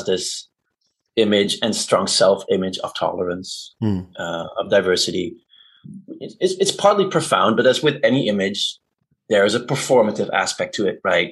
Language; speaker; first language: English; non-native, fluent; Dutch